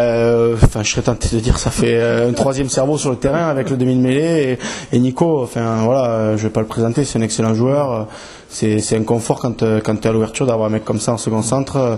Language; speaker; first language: French; native; French